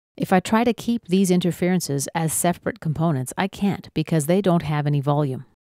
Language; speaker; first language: English; native; English